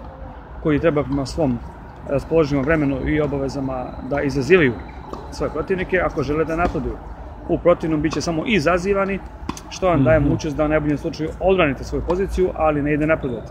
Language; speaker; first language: Serbian; native; Serbian